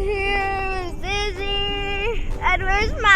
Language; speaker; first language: English; non-native, learner; Indonesian